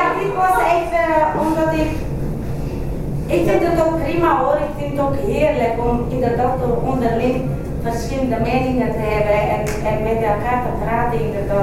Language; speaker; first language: Dutch; non-native, fluent; Kurdish